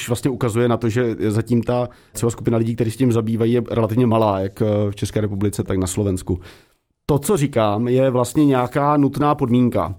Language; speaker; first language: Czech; native; Czech